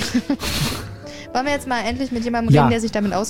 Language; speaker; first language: German; native; German